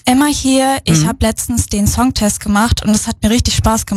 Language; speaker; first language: German; native; German